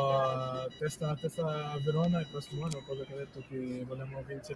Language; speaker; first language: Italian; non-native, fluent; Portuguese